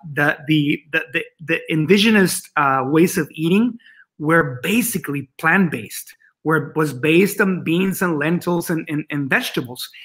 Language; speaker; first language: English; non-native, fluent; Spanish